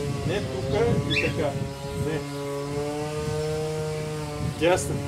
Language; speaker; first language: Bulgarian; non-native, learner; Russian